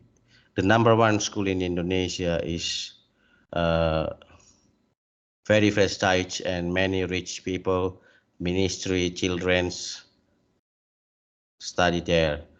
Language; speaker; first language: English; non-native, learner; Indonesian